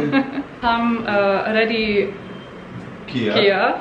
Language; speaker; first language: Hindi; non-native, learner; German